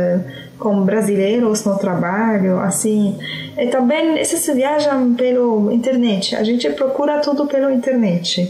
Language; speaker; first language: Portuguese; non-native, fluent; Arabic